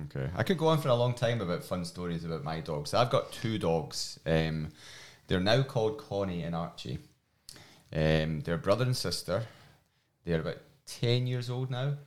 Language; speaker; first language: English; native; English